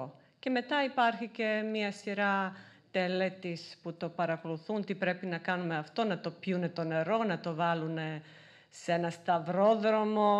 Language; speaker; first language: Greek; non-native, fluent; Serbian